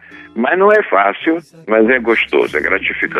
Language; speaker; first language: Portuguese; native; Portuguese